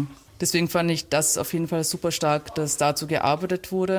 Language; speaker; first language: German; native; German